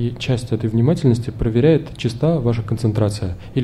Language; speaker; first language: Russian; native; Russian